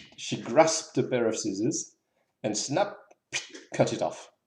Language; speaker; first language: English; non-native, fluent; French